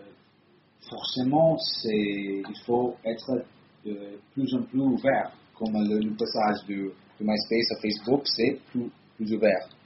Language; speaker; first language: French; non-native, learner; Italian